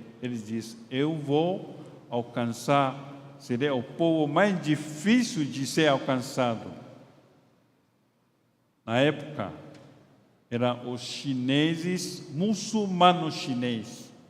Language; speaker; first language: Portuguese; non-native, fluent; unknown